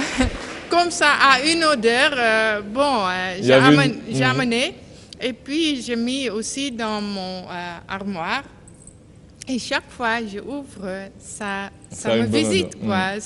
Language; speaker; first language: French; non-native, learner; Dutch